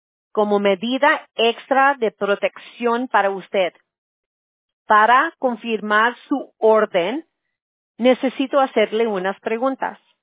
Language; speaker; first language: Spanish; early bilingual, heritage; Spanish